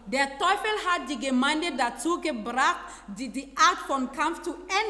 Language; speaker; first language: German; non-native, fluent; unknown